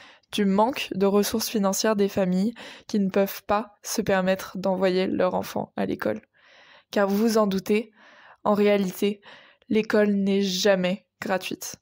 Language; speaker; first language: French; native; French